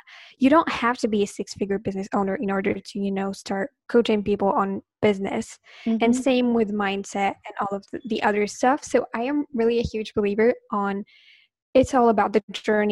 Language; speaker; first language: English; non-native, fluent; Arabic